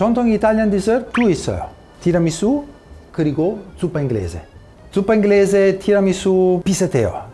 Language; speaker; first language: Korean; non-native, learner; Italian